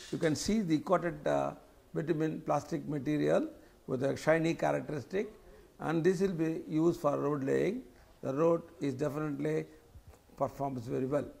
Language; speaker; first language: English; non-native, local second language; Tamil